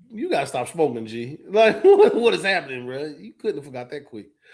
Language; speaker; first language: English; native; English